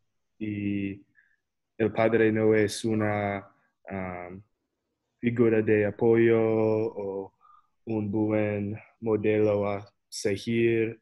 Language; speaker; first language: Spanish; non-native, learner; English